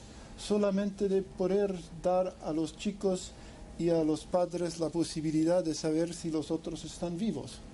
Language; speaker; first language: Spanish; non-native, fluent; English